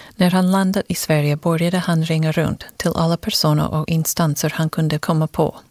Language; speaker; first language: Swedish; non-native, fluent; English